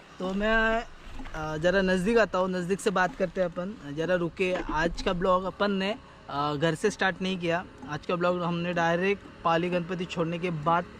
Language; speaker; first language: Hindi; non-native, local second language; Marathi